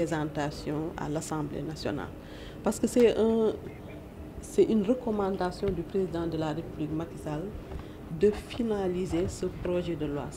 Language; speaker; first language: French; non-native, local second language; Wolof